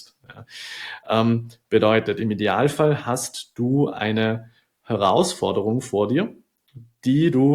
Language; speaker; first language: German; native; German